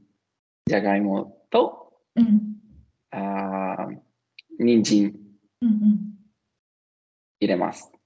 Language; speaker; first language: Japanese; non-native, learner; Italian